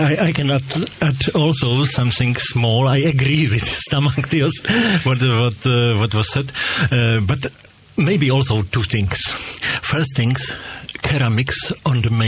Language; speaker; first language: English; non-native, learner; Czech